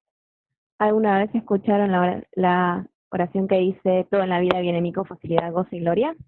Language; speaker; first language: Spanish; native; Spanish